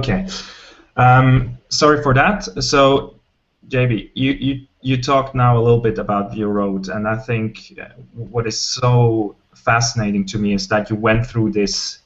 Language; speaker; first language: English; non-native, fluent; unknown